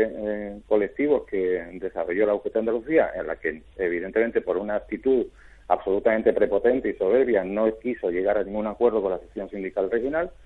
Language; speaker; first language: Spanish; native; Spanish